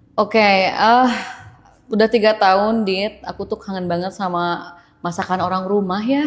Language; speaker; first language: Indonesian; native; Indonesian